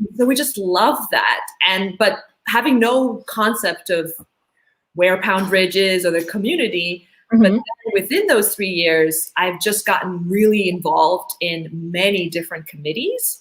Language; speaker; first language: English; early bilingual, other home language; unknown